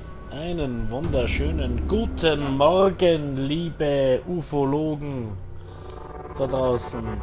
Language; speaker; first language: German; native; German